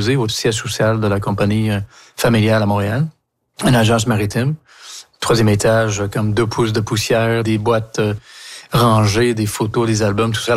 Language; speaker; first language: French; non-native, local second language; English